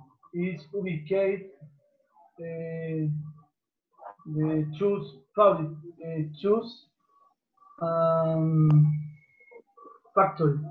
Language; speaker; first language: English; non-native, learner; Spanish